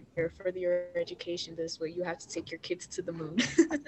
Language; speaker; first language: English; early bilingual, other home language; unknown